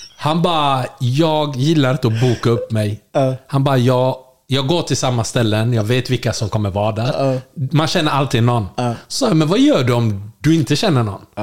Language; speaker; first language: Swedish; early bilingual, other home language; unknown